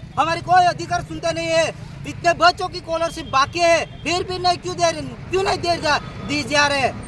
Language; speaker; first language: Hindi; native; Hindi